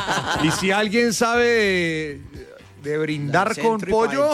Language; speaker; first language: Spanish; native; Spanish